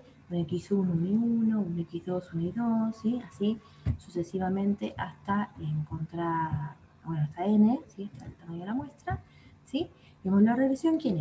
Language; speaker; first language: Spanish; native; Spanish